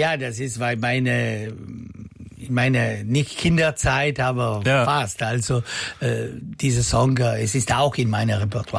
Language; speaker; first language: German; non-native, local second language; Italian